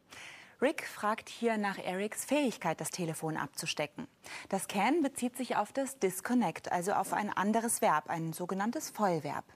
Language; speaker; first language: German; native; German